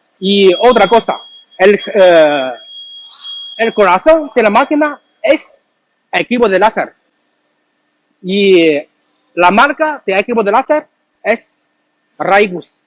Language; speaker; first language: Spanish; non-native, learner; Chinese